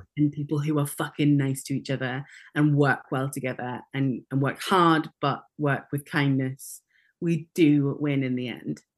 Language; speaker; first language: English; native; English